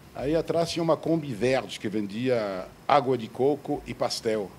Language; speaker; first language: Portuguese; non-native, fluent; French